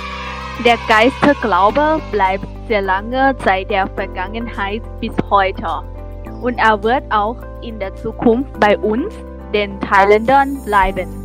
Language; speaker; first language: German; non-native, learner; Thai